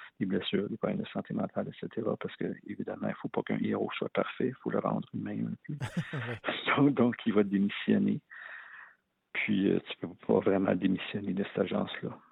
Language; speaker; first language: French; native; French